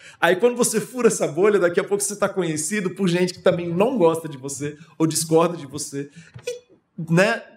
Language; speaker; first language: Portuguese; non-native, fluent; German